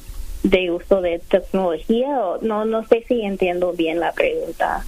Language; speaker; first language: Spanish; non-native, fluent; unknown